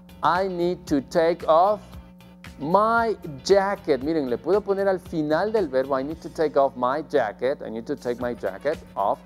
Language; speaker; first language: English; non-native, fluent; Spanish